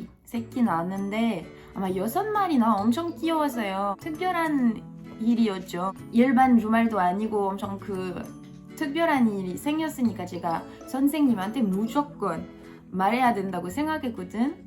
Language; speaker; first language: Korean; non-native, fluent; French